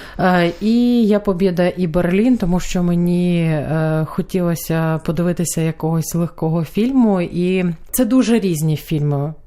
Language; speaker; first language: Ukrainian; native; Ukrainian